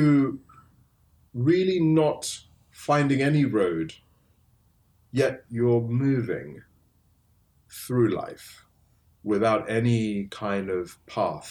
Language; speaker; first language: English; native; English